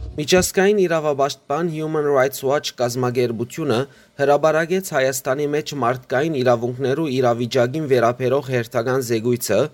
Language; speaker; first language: Armenian; early bilingual, heritage; Armenian